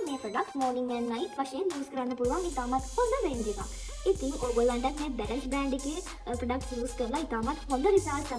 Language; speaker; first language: Sinhala; native; Sinhala